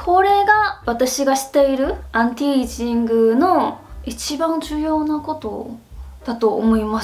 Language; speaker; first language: Japanese; non-native, fluent; Korean